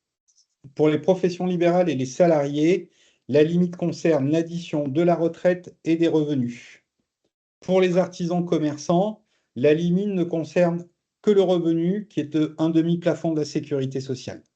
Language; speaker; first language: French; native; French